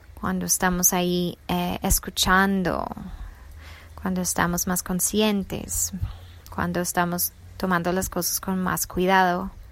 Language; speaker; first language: Spanish; non-native, fluent; English